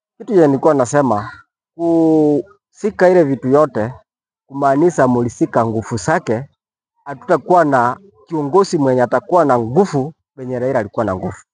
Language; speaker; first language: Swahili; non-native, local second language; Gusii